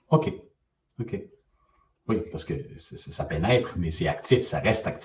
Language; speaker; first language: French; native; French